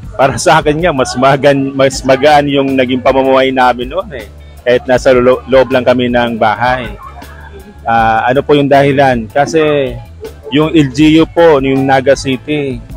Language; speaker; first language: Filipino; non-native, local second language; Bikol